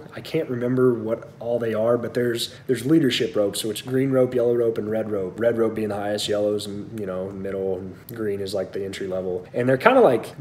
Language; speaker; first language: English; native; English